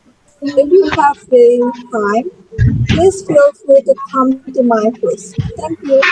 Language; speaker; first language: English; non-native, learner; Indonesian